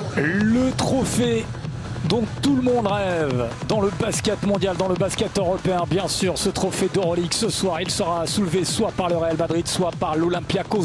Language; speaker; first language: French; native; French